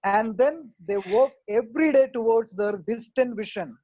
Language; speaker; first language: English; non-native, local second language; Malayalam